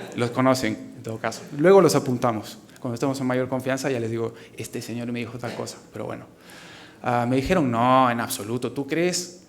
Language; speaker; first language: Spanish; native; Spanish